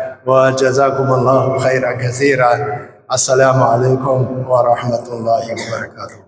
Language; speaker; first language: Arabic; non-native, fluent; Chinese